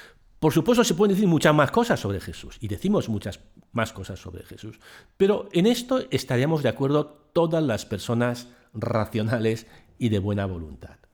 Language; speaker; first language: Spanish; native; Spanish